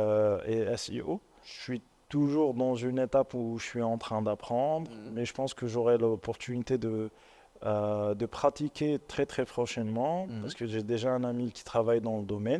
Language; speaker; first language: French; non-native, local second language; Arabic